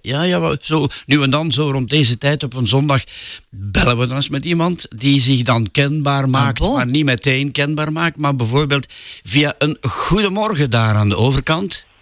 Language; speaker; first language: Dutch; native; Dutch